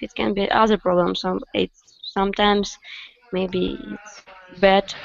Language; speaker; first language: English; non-native, learner; Russian